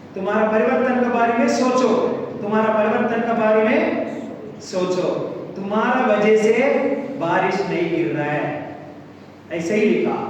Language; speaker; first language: Hindi; non-native, local second language; Telugu